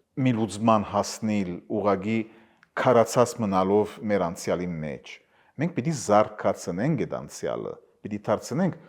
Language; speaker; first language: Armenian; early bilingual, heritage; Armenian